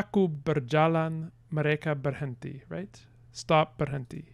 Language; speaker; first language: Indonesian; non-native, learner; English